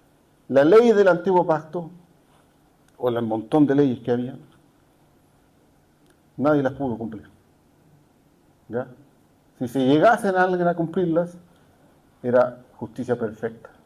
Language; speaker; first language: Spanish; native; Spanish